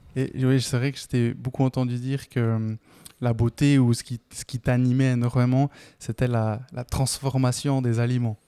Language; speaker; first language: French; early bilingual, other home language; Spanish